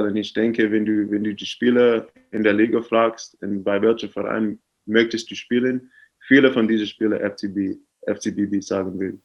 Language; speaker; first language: German; non-native, fluent; English